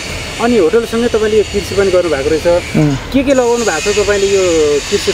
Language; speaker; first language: Nepali; native; Nepali